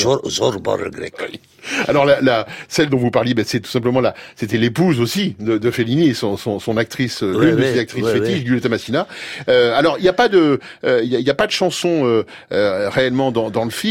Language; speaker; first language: French; native; French